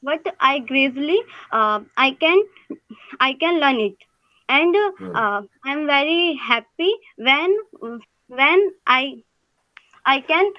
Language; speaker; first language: English; non-native, learner; Hindi